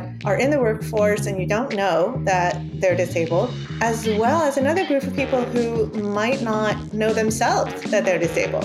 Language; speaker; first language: English; early bilingual, other home language; Spanish